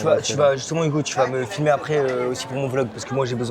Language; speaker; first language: French; native; French